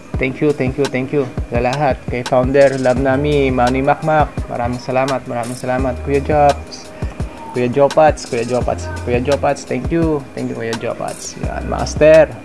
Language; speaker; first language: Filipino; non-native, local second language; Bikol